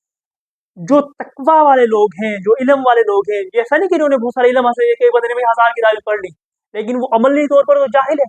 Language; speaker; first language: Urdu; native; Urdu